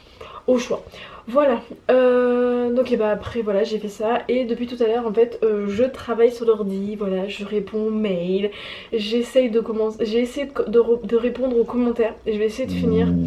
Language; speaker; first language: French; native; French